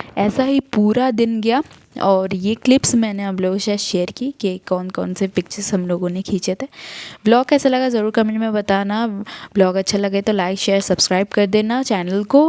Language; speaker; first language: Hindi; non-native, local second language; Bangla